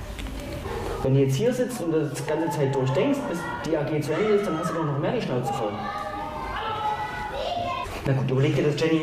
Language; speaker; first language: German; native; German